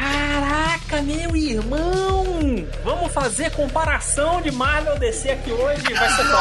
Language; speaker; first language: Portuguese; native; Portuguese